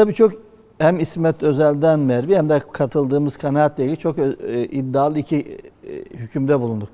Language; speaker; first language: Turkish; native; Turkish